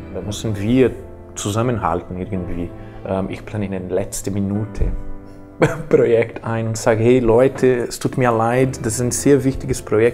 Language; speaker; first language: German; non-native, fluent; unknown